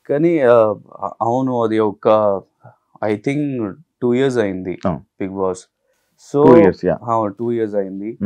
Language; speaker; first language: Telugu; non-native, local second language; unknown